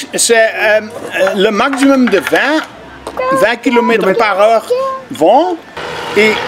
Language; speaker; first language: French; non-native, local second language; Dutch